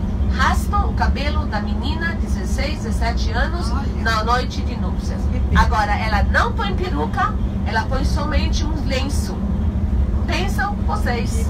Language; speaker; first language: Portuguese; non-native, fluent; Hebrew